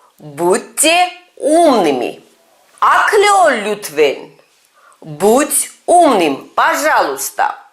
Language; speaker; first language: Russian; non-native, fluent; Turkish